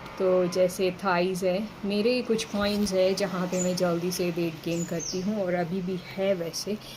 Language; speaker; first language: Hindi; native; Hindi